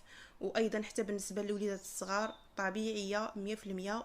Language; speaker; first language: Arabic; native; Arabic